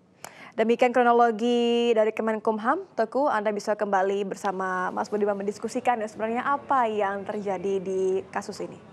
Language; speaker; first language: Indonesian; native; Indonesian